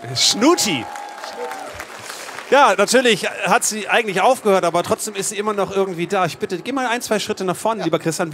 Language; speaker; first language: German; native; German